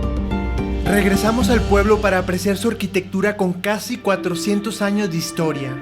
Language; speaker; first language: Spanish; native; Spanish